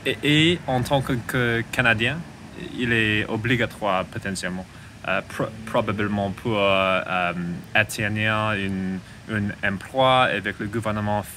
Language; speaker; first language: French; non-native, learner; English